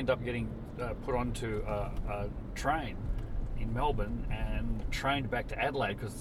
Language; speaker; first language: English; native; English